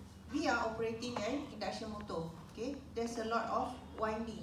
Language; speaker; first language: English; non-native, local second language; Malay